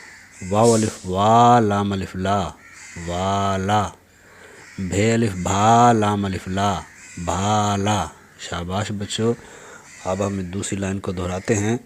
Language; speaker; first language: Urdu; native; Urdu